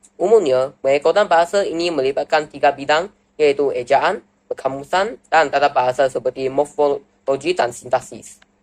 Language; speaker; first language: Malay; non-native, local second language; Chinese